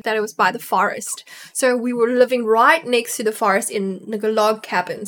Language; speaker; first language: English; non-native, local second language; Chinese